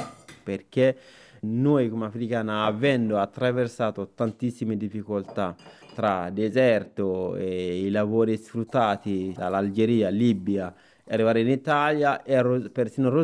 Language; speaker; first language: Italian; non-native, fluent; Bambara